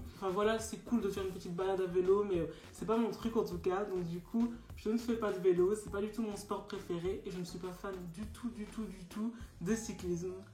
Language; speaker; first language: French; native; French